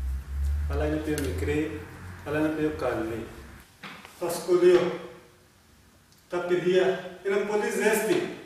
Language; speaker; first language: Greek; non-native, learner; Punjabi